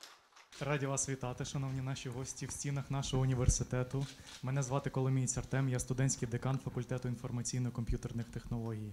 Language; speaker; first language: Ukrainian; native; Ukrainian